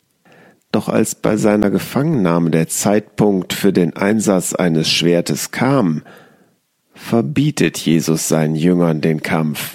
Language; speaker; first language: German; native; German